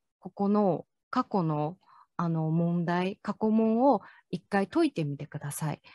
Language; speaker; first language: Japanese; non-native, fluent; Chinese